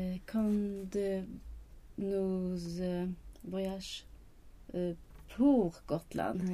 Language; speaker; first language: French; non-native, learner; Swedish